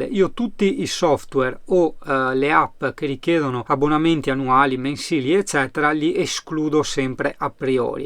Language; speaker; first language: Italian; native; Italian